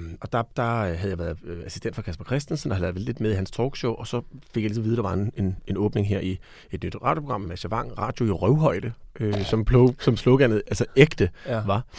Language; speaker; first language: Danish; native; Danish